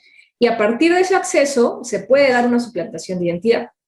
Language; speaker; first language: Spanish; native; Spanish